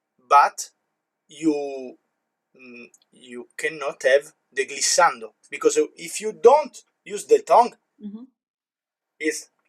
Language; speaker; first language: English; non-native, learner; Italian